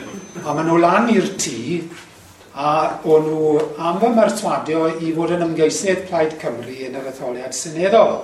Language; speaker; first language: Welsh; native; Welsh